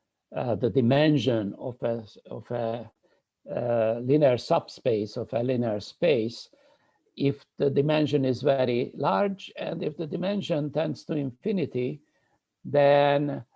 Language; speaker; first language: English; non-native, fluent; Hungarian